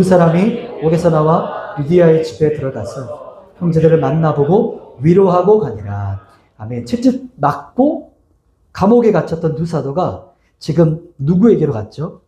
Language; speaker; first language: Korean; native; Korean